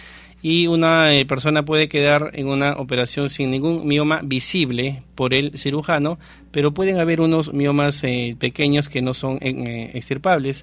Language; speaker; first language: Spanish; native; Spanish